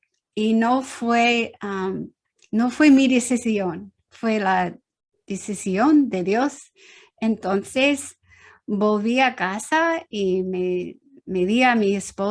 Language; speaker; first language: Spanish; non-native, learner; English